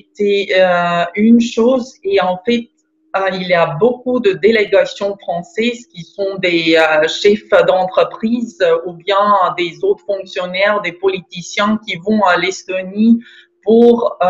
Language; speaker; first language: French; non-native, fluent; Estonian